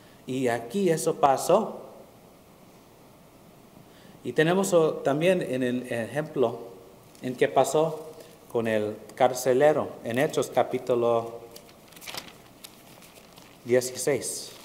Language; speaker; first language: Spanish; early bilingual, heritage; Spanish